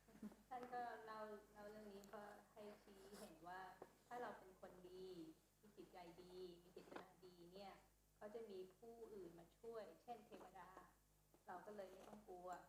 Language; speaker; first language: Thai; native; Thai